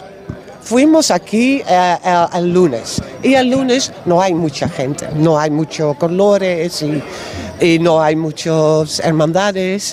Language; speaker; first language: Spanish; non-native, learner; Dutch